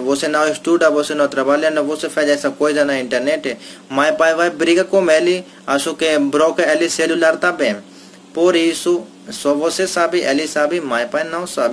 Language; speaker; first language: Portuguese; non-native, learner; Hindi